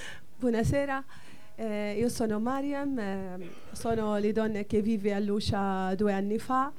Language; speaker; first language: Italian; non-native, learner; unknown